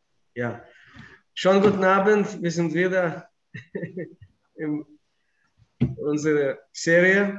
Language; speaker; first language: German; non-native, fluent; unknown